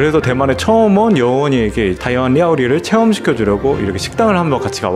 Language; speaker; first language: Korean; native; Korean